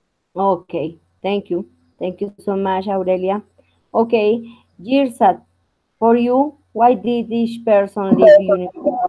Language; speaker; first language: English; non-native, learner; Spanish